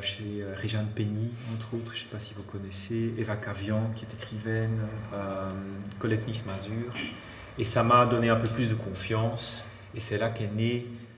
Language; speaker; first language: French; native; French